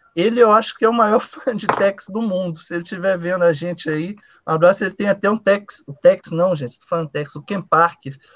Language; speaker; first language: Portuguese; native; Portuguese